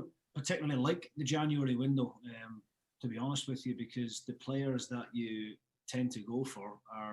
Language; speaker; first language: English; native; English